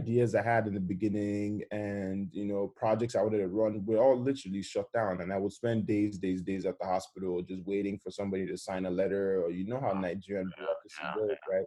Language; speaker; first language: English; non-native, local second language; Yoruba